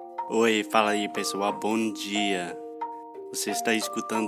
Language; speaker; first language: Portuguese; non-native, fluent; English